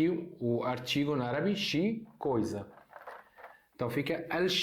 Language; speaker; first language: Portuguese; non-native, fluent; Arabic